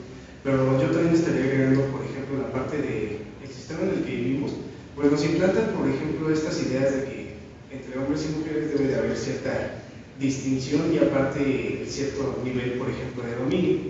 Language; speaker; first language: Spanish; native; Spanish